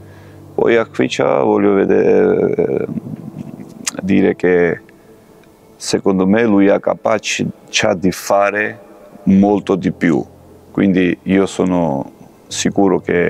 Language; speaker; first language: Italian; non-native, fluent; Georgian